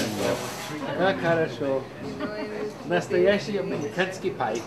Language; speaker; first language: Russian; early bilingual, heritage; Russian